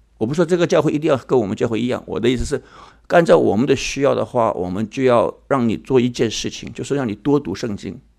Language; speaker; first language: Chinese; early bilingual, heritage; Chinese